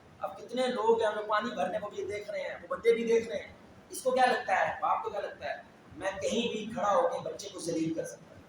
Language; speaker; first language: Urdu; non-native, local second language; Punjabi